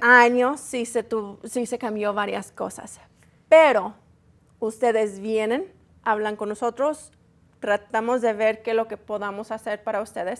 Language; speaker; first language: Spanish; early bilingual, heritage; Spanish